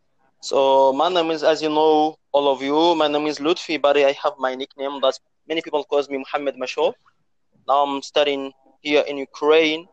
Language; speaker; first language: English; non-native, learner; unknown